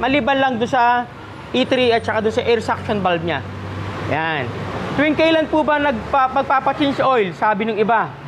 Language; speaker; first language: Filipino; non-native, local second language; Pampanga